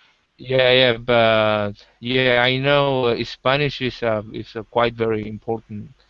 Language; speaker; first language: English; non-native, learner; Spanish